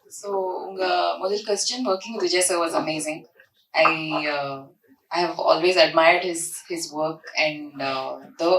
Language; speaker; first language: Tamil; non-native, learner; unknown